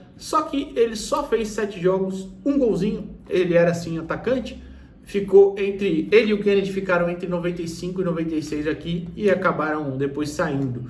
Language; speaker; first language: Portuguese; native; Portuguese